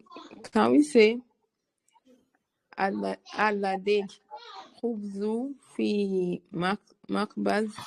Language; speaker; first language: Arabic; non-native, learner; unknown